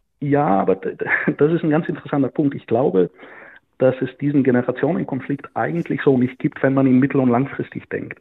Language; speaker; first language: German; non-native, fluent; Bulgarian